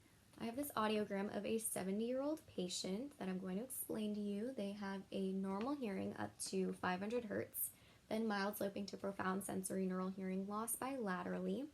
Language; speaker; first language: English; native; English